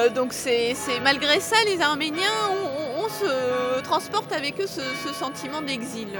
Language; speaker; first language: French; early bilingual, other home language; Armenian